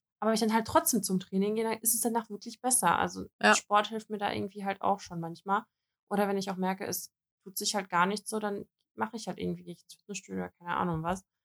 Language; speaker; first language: German; early bilingual, other home language; Russian